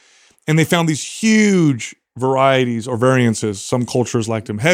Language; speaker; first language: English; native; English